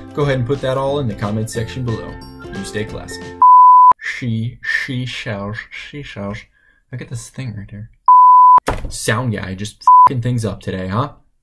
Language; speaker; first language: English; native; English